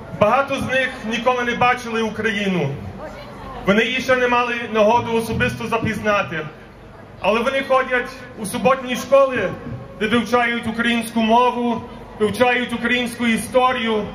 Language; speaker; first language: Ukrainian; early bilingual, heritage; Ukrainian